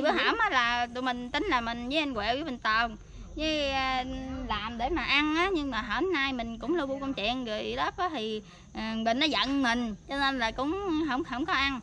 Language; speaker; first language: Vietnamese; native; Vietnamese